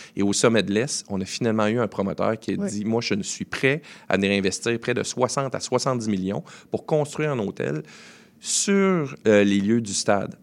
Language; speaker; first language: French; native; French